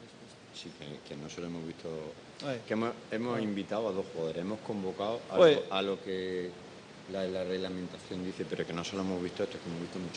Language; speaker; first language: Spanish; native; Spanish